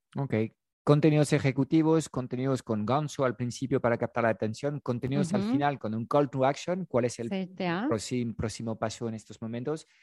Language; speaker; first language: Spanish; non-native, fluent; French